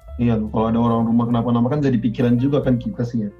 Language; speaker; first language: Indonesian; non-native, local second language; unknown